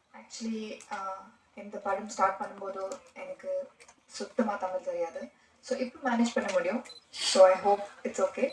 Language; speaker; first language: Tamil; non-native, learner; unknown